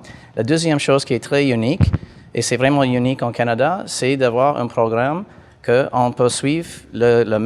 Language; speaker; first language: French; non-native, fluent; English